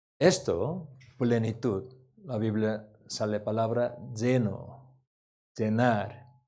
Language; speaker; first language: Spanish; non-native, learner; Korean